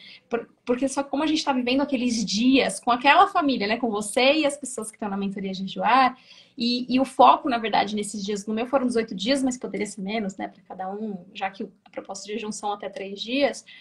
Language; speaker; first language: Portuguese; native; Portuguese